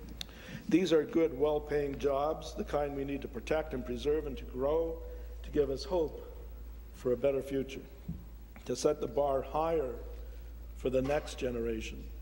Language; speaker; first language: English; native; English